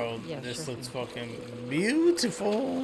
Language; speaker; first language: English; native; English